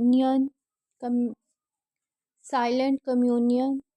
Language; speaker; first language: English; non-native, learner; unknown